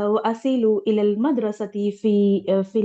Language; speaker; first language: Arabic; non-native, learner; Urdu